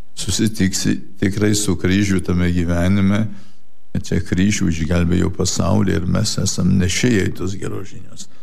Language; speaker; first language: Lithuanian; early bilingual, heritage; Lithuanian